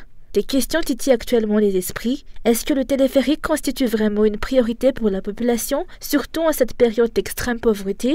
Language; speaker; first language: French; non-native, local second language; Malagasy